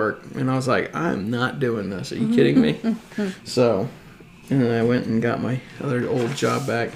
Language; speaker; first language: English; native; English